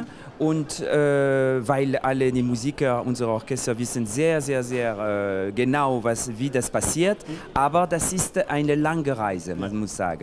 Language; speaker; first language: German; non-native, fluent; French